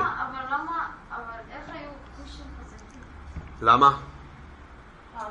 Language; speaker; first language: Hebrew; non-native, learner; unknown